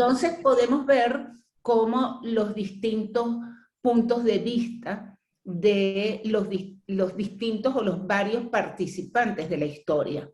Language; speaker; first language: Spanish; native; Spanish